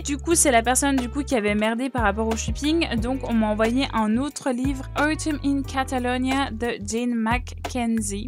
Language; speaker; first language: French; native; French